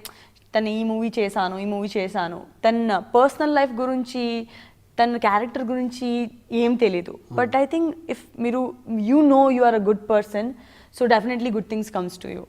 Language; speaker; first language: Telugu; non-native, learner; Gujarati